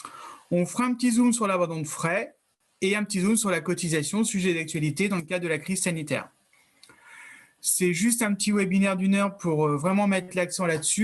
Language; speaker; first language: French; native; French